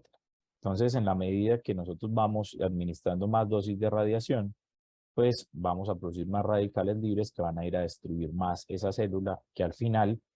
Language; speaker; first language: Spanish; native; Spanish